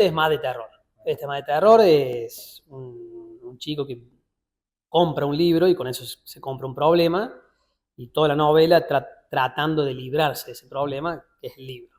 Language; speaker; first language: Spanish; native; Spanish